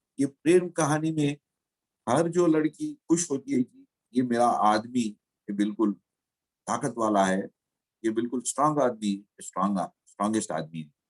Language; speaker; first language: Hindi; non-native, local second language; Telugu